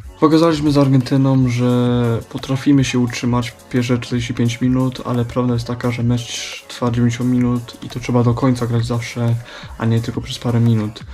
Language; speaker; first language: Polish; early bilingual, heritage; Polish